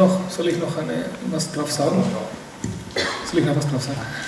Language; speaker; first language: German; native; German